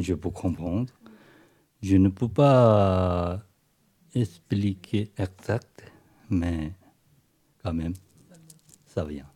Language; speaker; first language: French; non-native, learner; Tibetan